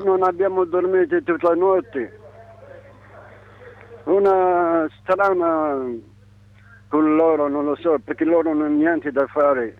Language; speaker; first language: Italian; non-native, learner; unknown